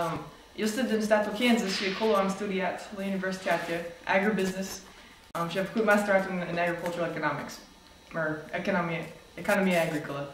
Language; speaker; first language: Romanian; non-native, fluent; English